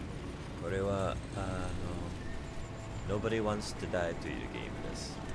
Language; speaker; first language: Japanese; non-native, learner; English